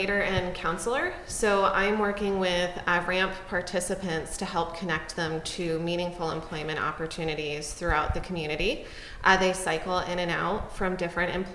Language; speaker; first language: English; native; English